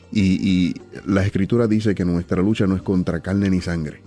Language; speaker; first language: Spanish; native; Spanish